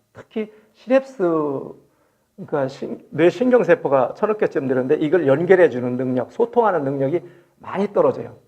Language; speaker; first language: Korean; native; Korean